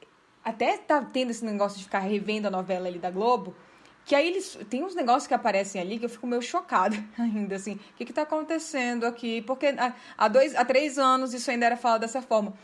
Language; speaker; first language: Portuguese; native; Portuguese